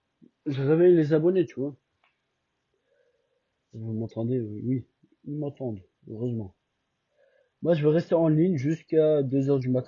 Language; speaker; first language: French; non-native, fluent; Albanian